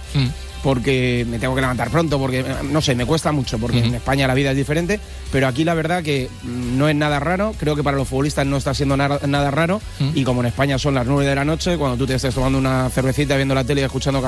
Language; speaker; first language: Spanish; native; Spanish